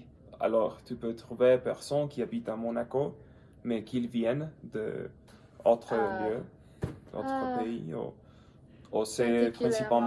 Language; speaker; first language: French; non-native, learner; English